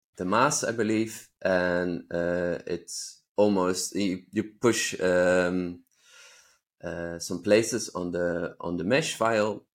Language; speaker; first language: English; non-native, fluent; Dutch